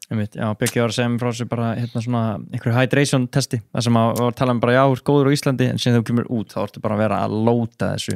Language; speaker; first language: Icelandic; native; Icelandic